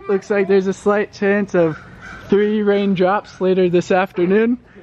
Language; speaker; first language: English; native; English